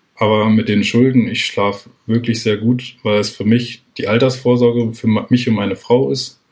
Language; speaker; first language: German; native; German